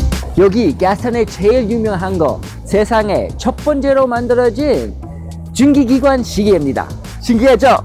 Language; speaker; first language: Korean; non-native, fluent; English